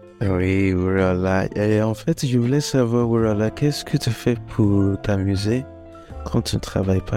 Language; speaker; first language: French; non-native, fluent; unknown